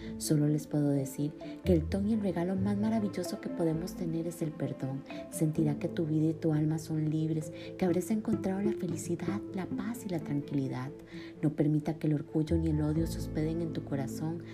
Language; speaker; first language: Spanish; native; Spanish